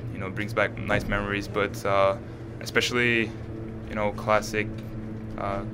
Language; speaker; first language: English; non-native, fluent; French